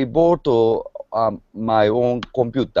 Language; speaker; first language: English; non-native, learner; Japanese